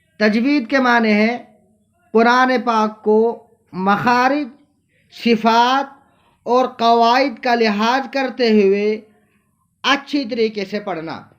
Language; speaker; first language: Urdu; non-native, local second language; Kashmiri